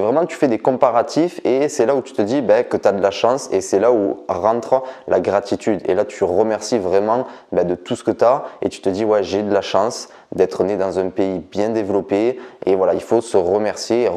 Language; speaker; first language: French; native; French